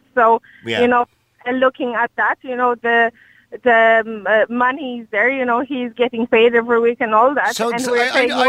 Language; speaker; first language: English; non-native, fluent; Polish